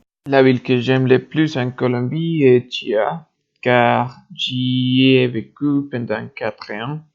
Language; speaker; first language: French; non-native, learner; Spanish